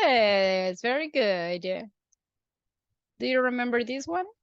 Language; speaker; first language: English; non-native, fluent; Spanish